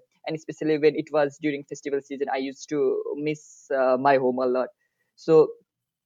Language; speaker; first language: English; non-native, local second language; Nepali